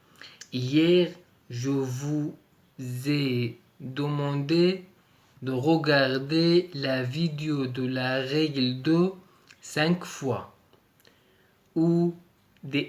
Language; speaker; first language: French; native; French